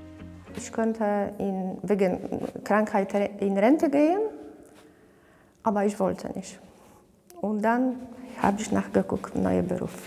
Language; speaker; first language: German; non-native, learner; Polish